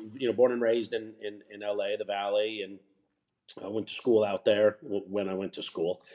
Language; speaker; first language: English; native; English